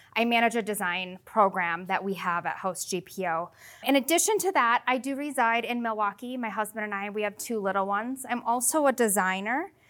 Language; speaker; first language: English; native; English